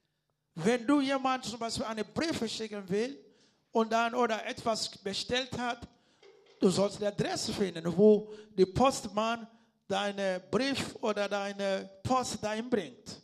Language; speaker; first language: German; non-native, learner; Lingala